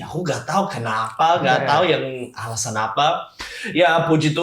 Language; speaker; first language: Indonesian; non-native, fluent; English